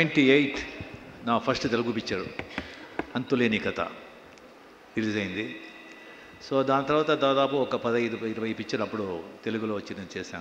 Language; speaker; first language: Telugu; non-native, local second language; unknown